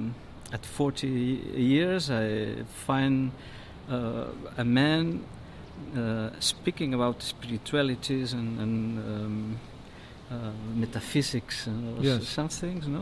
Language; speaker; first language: English; non-native, learner; Spanish